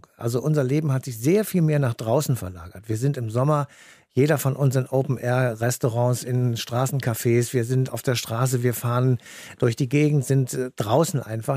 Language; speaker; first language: German; native; German